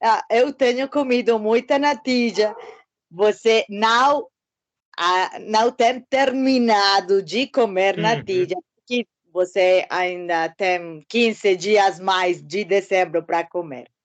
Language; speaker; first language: Portuguese; non-native, learner; Spanish